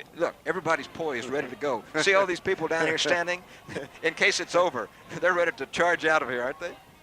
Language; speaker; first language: English; native; English